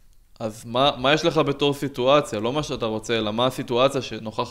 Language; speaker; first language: Hebrew; native; Hebrew